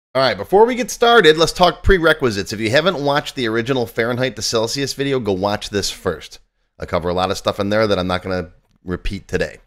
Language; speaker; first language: English; native; English